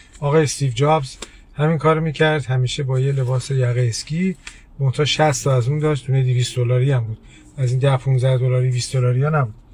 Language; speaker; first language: Persian; early bilingual, heritage; Persian